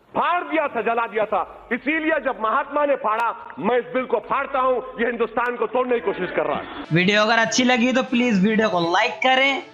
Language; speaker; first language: Urdu; native; Urdu